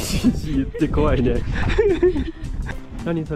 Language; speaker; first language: Japanese; native; Japanese